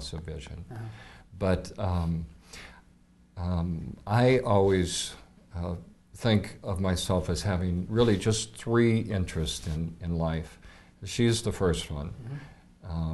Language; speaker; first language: English; native; English